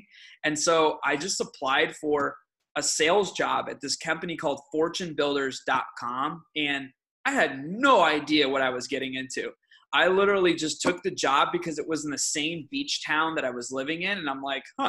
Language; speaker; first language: English; early bilingual, other home language; Aramaic